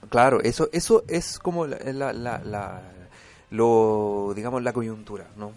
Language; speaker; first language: Spanish; native; Spanish